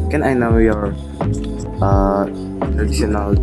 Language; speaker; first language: English; non-native, learner; Indonesian